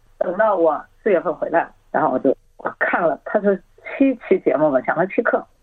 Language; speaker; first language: Chinese; native; Chinese